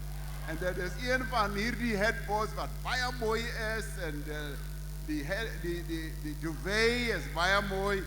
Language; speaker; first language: Afrikaans; non-native, local second language; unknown